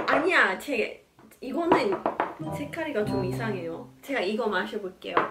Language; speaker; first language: Korean; non-native, learner; Malay